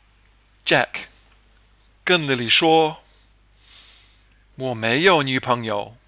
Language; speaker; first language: Chinese; non-native, fluent; English